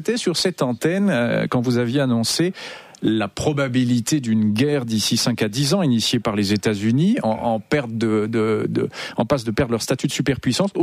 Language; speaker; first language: French; native; French